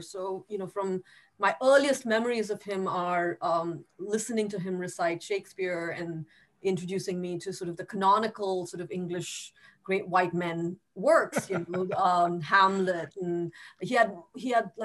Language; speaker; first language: English; non-native, local second language; Tamil